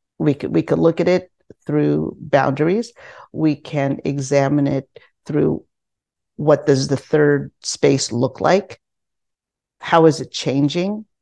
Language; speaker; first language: English; non-native, local second language; Filipino